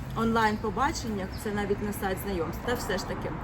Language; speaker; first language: Ukrainian; native; Ukrainian